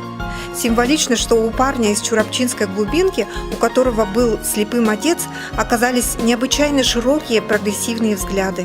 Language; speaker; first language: Russian; native; Russian